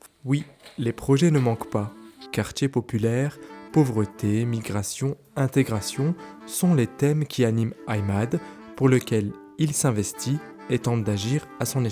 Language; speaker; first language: French; native; French